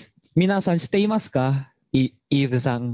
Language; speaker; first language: Japanese; non-native, learner; Indonesian